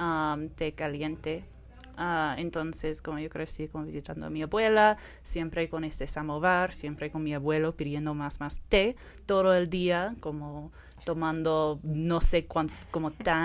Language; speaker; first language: Spanish; non-native, fluent; Persian